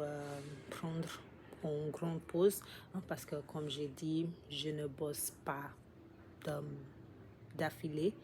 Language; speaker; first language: French; non-native, learner; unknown